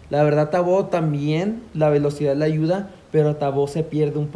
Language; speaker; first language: Spanish; native; Spanish